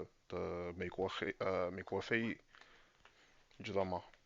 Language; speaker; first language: Chinese; non-native, fluent; English